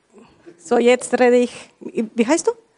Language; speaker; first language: German; non-native, learner; Spanish